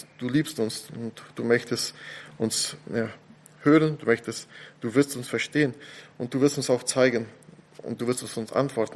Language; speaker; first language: German; non-native, fluent; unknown